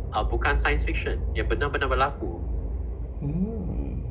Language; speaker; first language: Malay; non-native, fluent; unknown